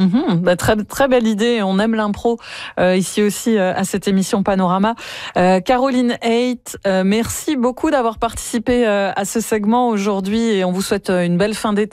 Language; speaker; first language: French; native; French